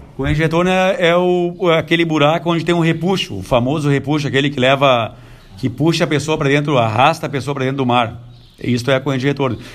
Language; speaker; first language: Portuguese; native; Portuguese